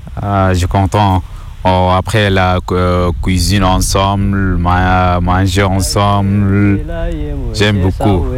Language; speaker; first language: French; non-native, learner; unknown